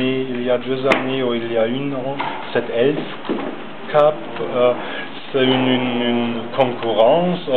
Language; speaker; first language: French; non-native, learner; German